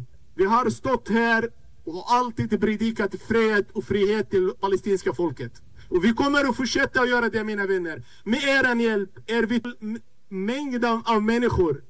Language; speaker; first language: Swedish; non-native, fluent; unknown